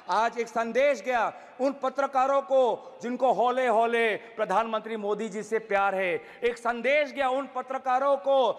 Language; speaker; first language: Hindi; non-native, local second language; Assamese